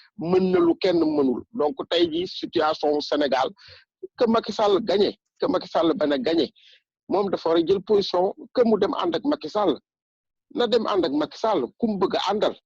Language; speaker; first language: Wolof; non-native, local second language; Bambara